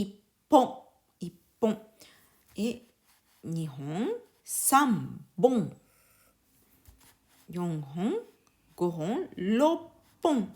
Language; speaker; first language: Japanese; native; Japanese